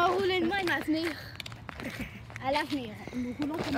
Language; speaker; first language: French; native; French